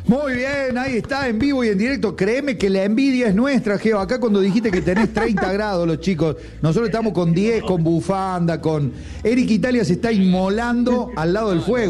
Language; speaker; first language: Spanish; native; Spanish